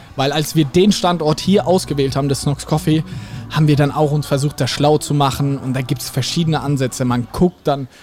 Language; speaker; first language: German; native; German